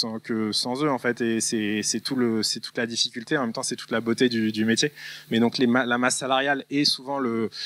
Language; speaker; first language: French; native; French